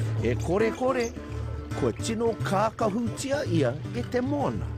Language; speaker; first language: Māori; non-native, local second language; English